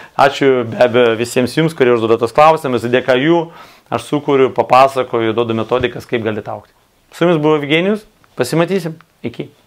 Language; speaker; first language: Lithuanian; non-native, local second language; Russian